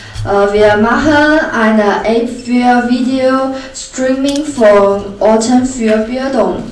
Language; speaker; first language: German; non-native, learner; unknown